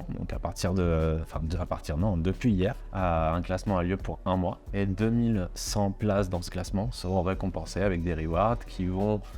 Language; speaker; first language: French; native; French